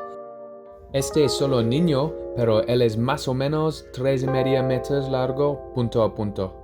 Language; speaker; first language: Spanish; non-native, learner; English